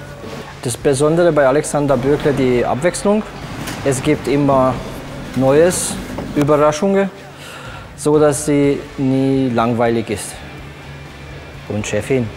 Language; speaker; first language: German; non-native, fluent; Hungarian